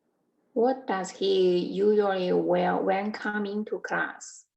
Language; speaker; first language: English; non-native, learner; Chinese